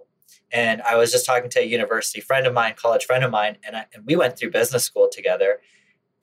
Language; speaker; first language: English; native; English